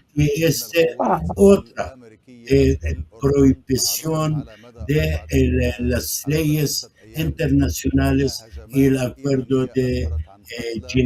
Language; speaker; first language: Spanish; non-native, fluent; Arabic